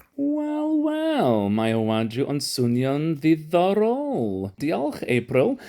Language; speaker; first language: Welsh; non-native, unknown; English